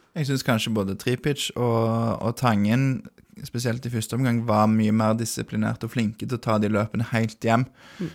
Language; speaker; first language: Norwegian; native; Norwegian